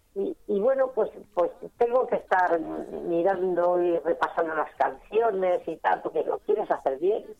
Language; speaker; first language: Spanish; native; Spanish